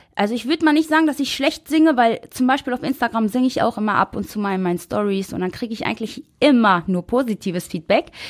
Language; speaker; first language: German; native; German